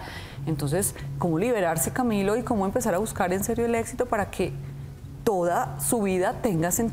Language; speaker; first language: Spanish; native; Spanish